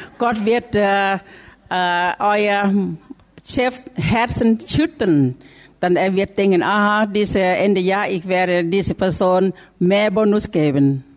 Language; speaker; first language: German; non-native, learner; Thai